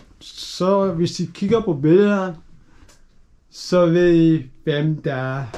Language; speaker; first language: Danish; non-native, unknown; Urdu